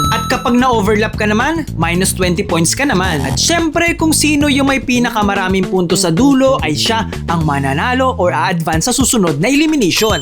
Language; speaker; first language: Filipino; native; Filipino